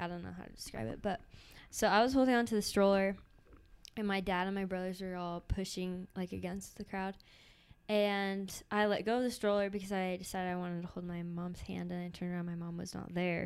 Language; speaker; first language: English; native; English